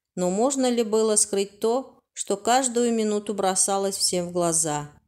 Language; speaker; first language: Russian; non-native, local second language; Turkmen